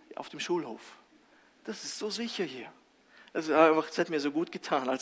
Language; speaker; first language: German; early bilingual, other home language; Russian